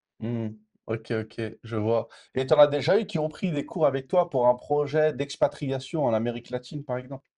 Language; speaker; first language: French; native; French